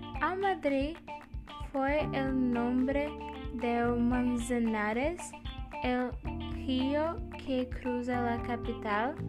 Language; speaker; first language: Spanish; non-native, learner; Portuguese